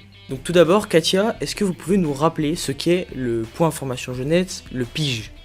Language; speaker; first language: French; native; French